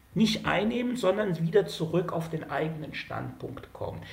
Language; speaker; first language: German; native; German